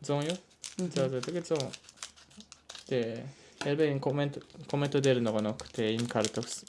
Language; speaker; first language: Mongolian; non-native, learner; Japanese